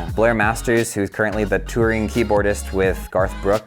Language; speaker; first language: English; native; English